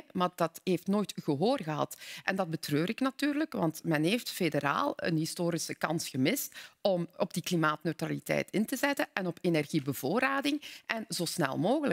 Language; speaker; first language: Dutch; native; Dutch